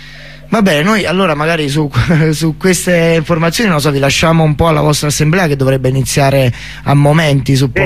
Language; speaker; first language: Italian; native; Italian